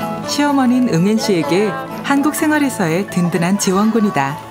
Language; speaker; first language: Korean; native; Korean